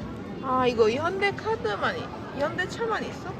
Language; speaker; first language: Korean; non-native, fluent; Italian